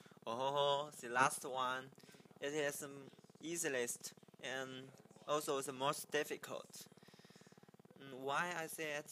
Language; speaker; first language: English; non-native, learner; Chinese